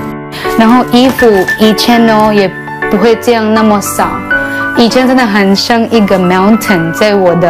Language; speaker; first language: Chinese; non-native, fluent; Cebuano